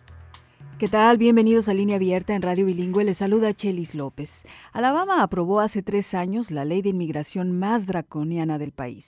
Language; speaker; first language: Spanish; native; Spanish